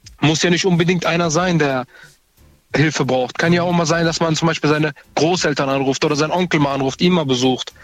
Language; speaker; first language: German; early bilingual, other home language; Turkish